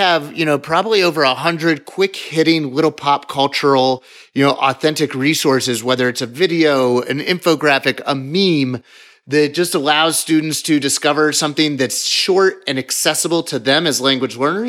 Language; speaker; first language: English; native; English